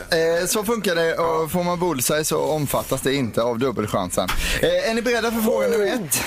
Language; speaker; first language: Swedish; native; Swedish